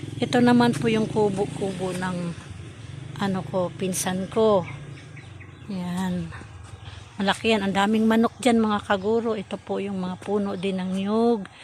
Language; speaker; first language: Filipino; non-native, local second language; Cebuano